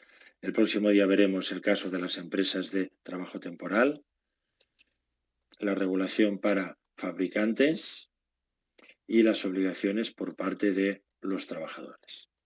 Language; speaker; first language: Spanish; native; Spanish